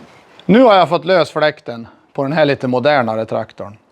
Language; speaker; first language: Swedish; native; Swedish